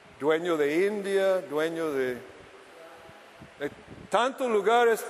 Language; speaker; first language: Spanish; non-native, fluent; English